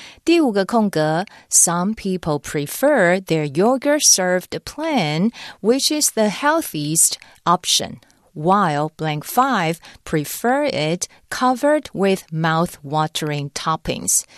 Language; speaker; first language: English; non-native, fluent; Chinese